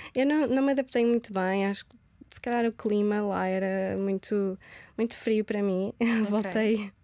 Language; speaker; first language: Portuguese; early bilingual, other home language; Romanian